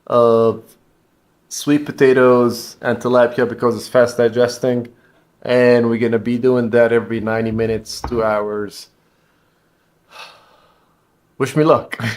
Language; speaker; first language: English; non-native, fluent; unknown